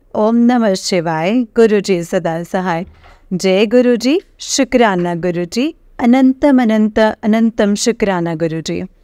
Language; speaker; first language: Hindi; native; Hindi